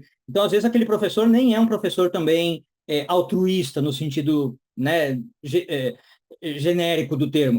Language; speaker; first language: Portuguese; native; Portuguese